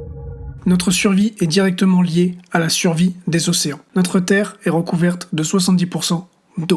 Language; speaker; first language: French; native; French